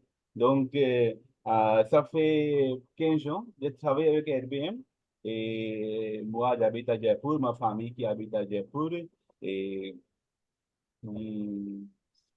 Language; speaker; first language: French; non-native, learner; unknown